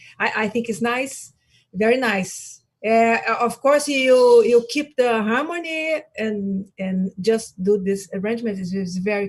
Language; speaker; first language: English; non-native, learner; Portuguese